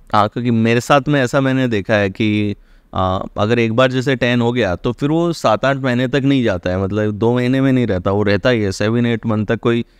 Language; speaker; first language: Hindi; native; Hindi